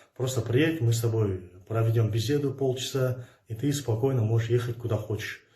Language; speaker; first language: Russian; non-native, local second language; Kazakh